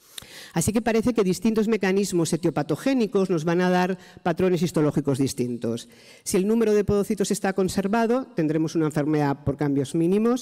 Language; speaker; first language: Spanish; native; Spanish